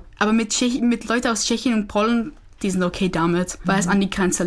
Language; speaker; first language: German; non-native, fluent; Czech